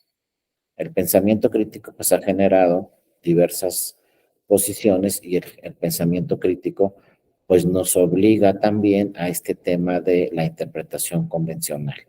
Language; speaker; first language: Spanish; native; Spanish